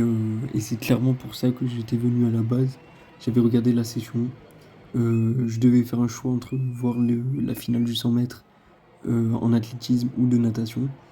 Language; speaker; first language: French; native; French